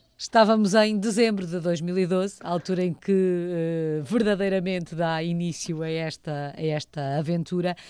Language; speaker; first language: Portuguese; native; Portuguese